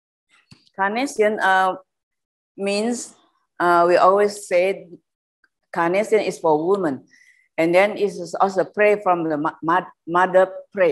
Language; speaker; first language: English; non-native, fluent; Indonesian